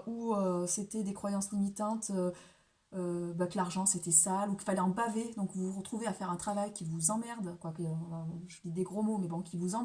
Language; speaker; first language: French; native; French